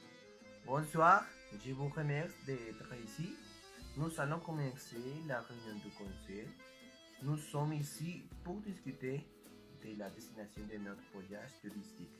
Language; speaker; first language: French; non-native, learner; Spanish